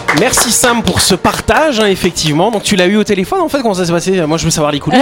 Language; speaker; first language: French; native; French